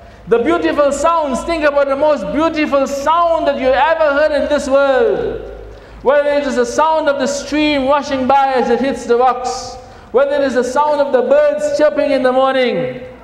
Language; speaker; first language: English; native; English